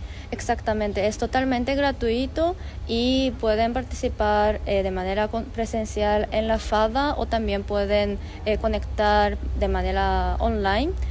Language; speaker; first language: Spanish; non-native, fluent; Japanese